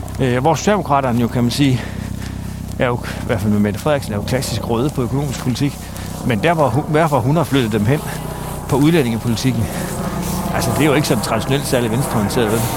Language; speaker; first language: Danish; native; Danish